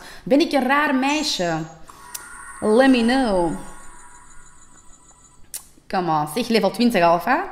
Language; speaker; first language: Dutch; native; Dutch